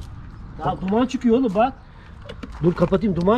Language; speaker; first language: Turkish; native; Turkish